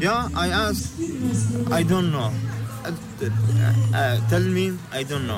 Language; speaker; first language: English; non-native, learner; Persian